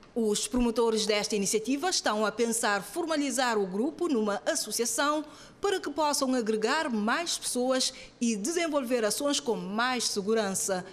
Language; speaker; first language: Portuguese; non-native, local second language; Kabuverdianu